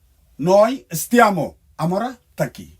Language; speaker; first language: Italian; non-native, fluent; Bangla